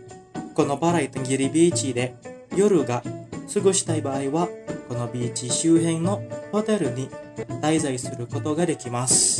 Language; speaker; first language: Japanese; non-native, fluent; Indonesian